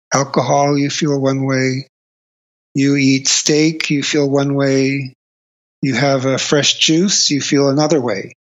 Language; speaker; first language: English; native; English